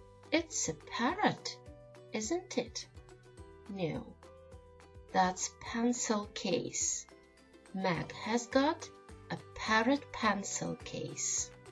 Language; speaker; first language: English; non-native, fluent; Ukrainian